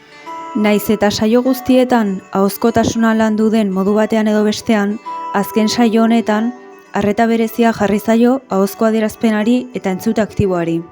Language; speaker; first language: Basque; native; Basque